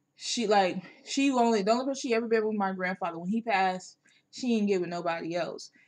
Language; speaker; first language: English; native; English